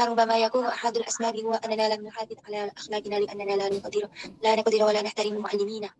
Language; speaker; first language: Arabic; non-native, learner; Indonesian